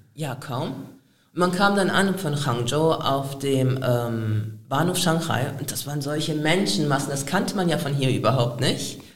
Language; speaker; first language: German; native; German